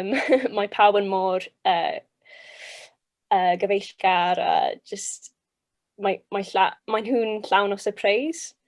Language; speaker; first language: Welsh; non-native, local second language; English